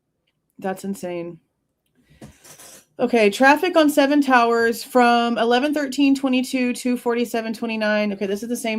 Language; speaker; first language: English; native; English